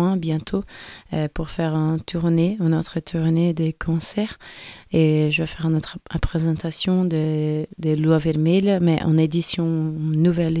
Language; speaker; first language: French; non-native, fluent; Portuguese